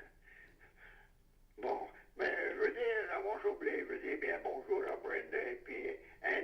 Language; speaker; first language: French; native; French